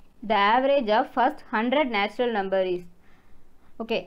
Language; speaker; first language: English; non-native, local second language; Tamil